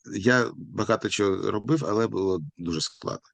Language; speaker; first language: Ukrainian; non-native, local second language; Russian